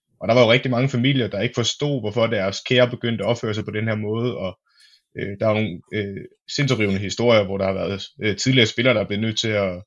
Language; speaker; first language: Danish; native; Danish